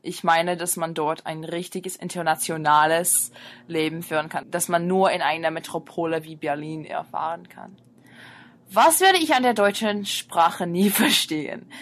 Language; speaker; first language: German; non-native, fluent; English